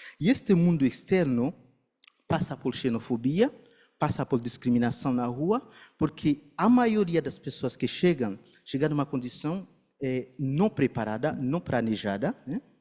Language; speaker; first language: Portuguese; non-native, fluent; Haitian Creole